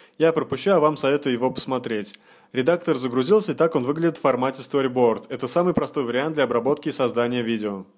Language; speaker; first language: Russian; native; Russian